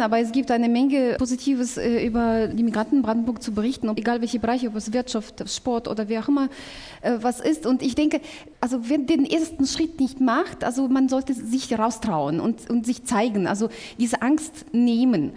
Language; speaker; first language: German; non-native, fluent; Russian